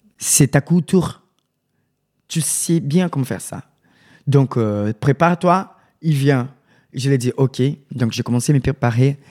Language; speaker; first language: French; non-native, learner; Portuguese